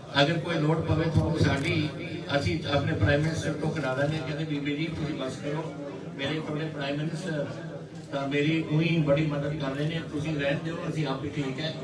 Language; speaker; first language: Hindi; non-native, local second language; Punjabi